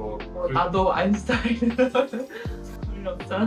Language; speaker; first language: Korean; non-native, learner; Dutch